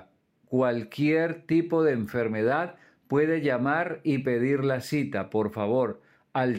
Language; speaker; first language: Spanish; native; Spanish